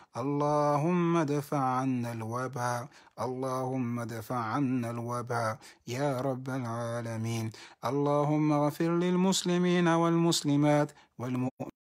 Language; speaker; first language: Arabic; non-native, fluent; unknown